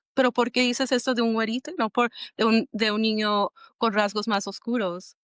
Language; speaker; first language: Spanish; early bilingual, other home language; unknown